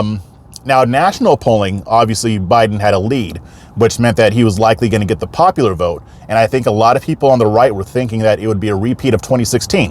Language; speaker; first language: English; native; English